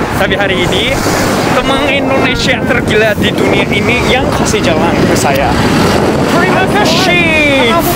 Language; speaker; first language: Indonesian; non-native, fluent; Japanese